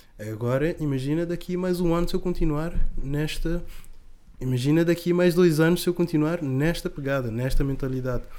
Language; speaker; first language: Portuguese; non-native, local second language; Kabuverdianu